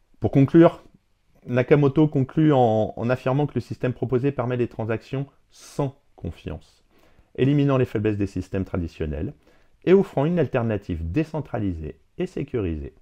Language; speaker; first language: French; native; French